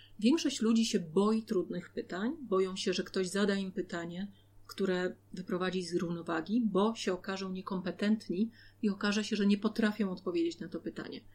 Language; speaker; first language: Polish; native; Polish